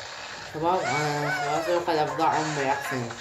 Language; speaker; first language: Arabic; native; Arabic